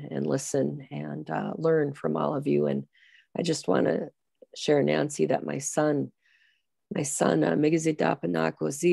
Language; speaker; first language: English; native; English